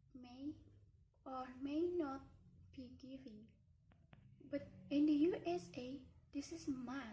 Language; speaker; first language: English; non-native, learner; Indonesian